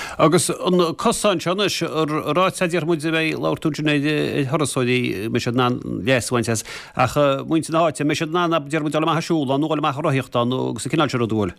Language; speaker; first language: Irish; native; Irish